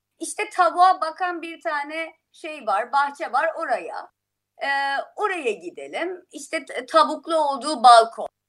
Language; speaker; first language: Turkish; non-native, fluent; Persian